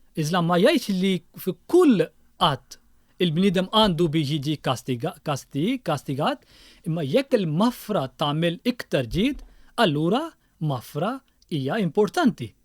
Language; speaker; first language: Maltese; non-native, fluent; Urdu